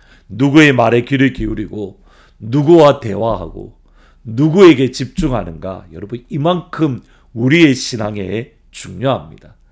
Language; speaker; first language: Korean; native; Korean